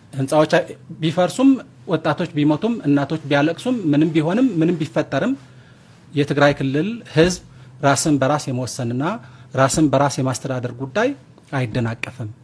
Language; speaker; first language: Amharic; non-native, local second language; Tigrinya